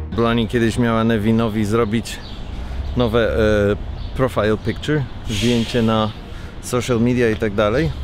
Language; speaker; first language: Polish; native; Polish